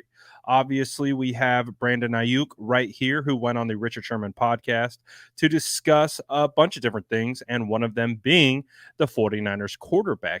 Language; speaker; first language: English; native; English